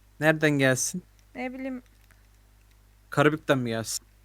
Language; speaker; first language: Turkish; native; Turkish